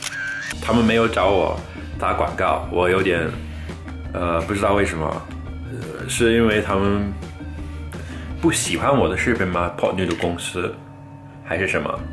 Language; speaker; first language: Chinese; non-native, fluent; English